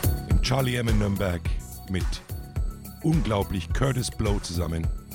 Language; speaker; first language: German; native; German